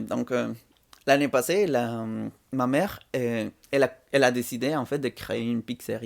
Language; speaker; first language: French; non-native, fluent; Spanish